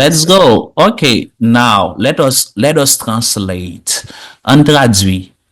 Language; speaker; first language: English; non-native, fluent; Haitian Creole